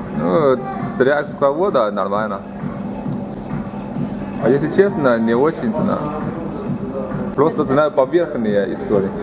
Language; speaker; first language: Russian; non-native, fluent; Chinese